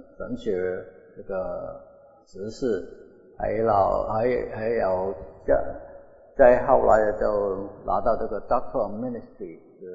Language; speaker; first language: Chinese; non-native, local second language; Wu Chinese